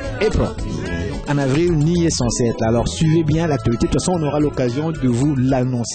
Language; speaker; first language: French; native; French